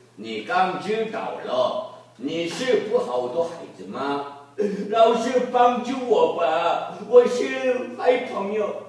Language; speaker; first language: Chinese; non-native, learner; Korean